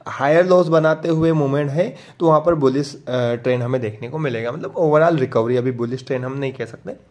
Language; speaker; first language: Hindi; native; Hindi